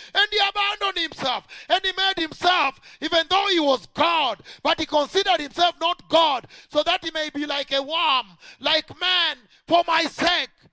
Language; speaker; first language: English; non-native, local second language; Luo (Kenya and Tanzania)